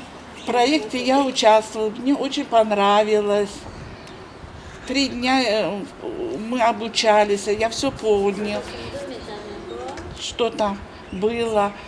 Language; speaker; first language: Russian; non-native, local second language; Tajik